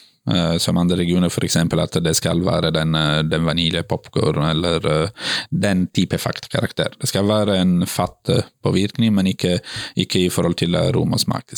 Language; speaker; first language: Norwegian; non-native, fluent; Italian